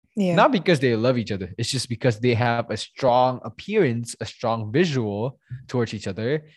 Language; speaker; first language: English; non-native, fluent; Indonesian